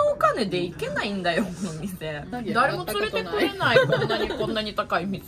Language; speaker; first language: Japanese; non-native, fluent; Italian